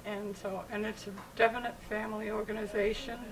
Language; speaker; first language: English; native; English